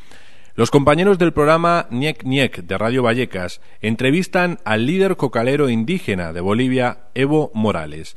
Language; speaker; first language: Spanish; native; Spanish